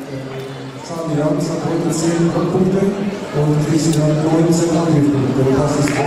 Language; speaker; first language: German; non-native, learner; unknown